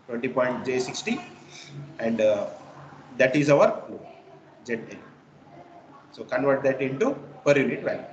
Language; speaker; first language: English; non-native, local second language; Kannada